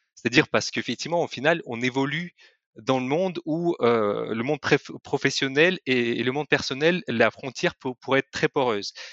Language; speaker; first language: French; non-native, fluent; Russian